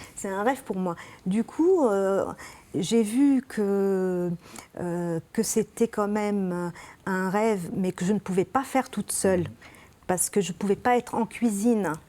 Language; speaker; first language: French; non-native, local second language; Arabic